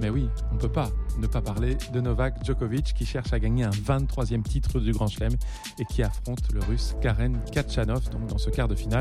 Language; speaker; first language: French; native; French